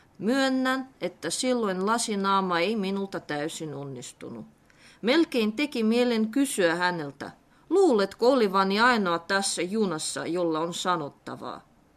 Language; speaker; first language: Finnish; non-native, fluent; Russian